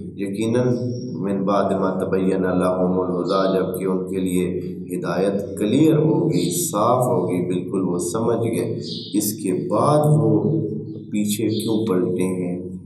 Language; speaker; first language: Urdu; native; Urdu